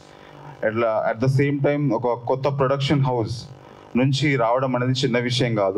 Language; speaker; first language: Telugu; native; Telugu